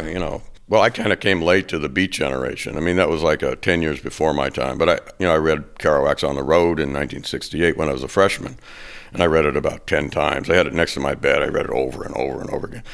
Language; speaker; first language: English; native; English